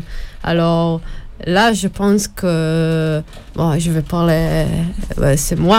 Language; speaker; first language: French; non-native, learner; Hebrew